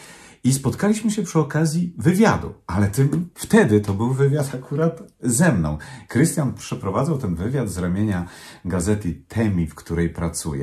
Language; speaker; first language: Polish; native; Polish